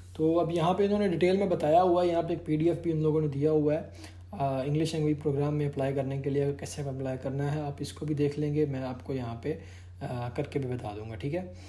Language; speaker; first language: Urdu; non-native, local second language; Punjabi